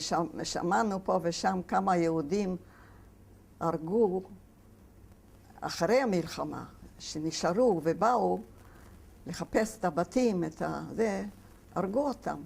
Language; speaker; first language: Hebrew; non-native, fluent; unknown